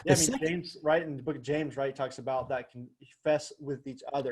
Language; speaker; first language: English; native; English